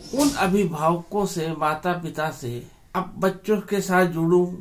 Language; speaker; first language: Hindi; native; Hindi